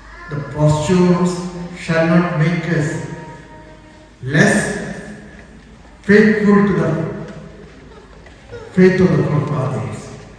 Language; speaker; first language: English; non-native, local second language; Malayalam